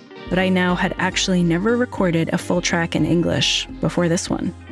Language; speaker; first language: English; early bilingual, other home language; Spanish